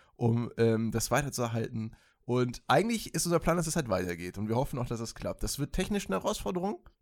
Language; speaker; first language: German; native; German